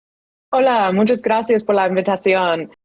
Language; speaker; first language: Spanish; non-native, fluent; English